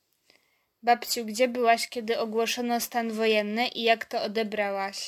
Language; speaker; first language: Polish; native; Polish